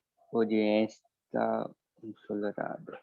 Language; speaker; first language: Portuguese; non-native, learner; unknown